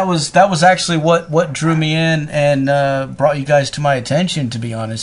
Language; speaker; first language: English; native; English